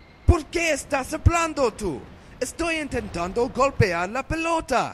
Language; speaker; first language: Spanish; non-native, learner; English